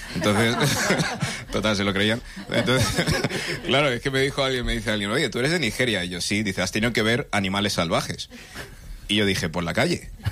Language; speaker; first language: Spanish; early bilingual, other home language; English